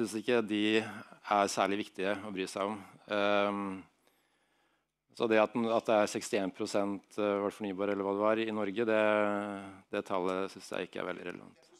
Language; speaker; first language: Norwegian; native; Norwegian